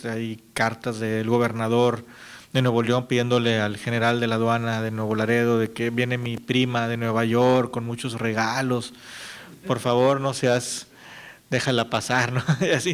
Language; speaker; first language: Spanish; native; Spanish